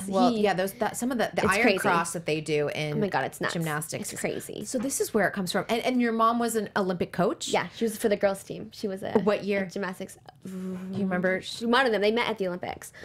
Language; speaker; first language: English; native; English